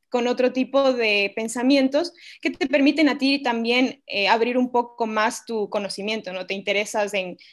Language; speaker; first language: Spanish; native; Spanish